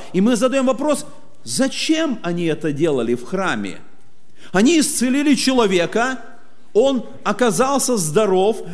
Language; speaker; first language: Russian; native; Russian